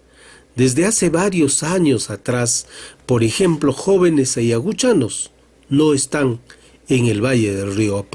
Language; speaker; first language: Spanish; native; Spanish